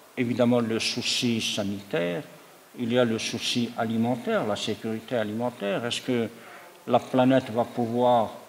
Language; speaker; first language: French; non-native, local second language; Arabic